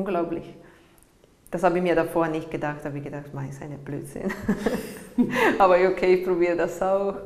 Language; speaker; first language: German; non-native, learner; Italian